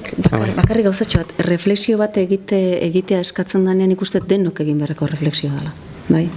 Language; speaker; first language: Basque; native; Basque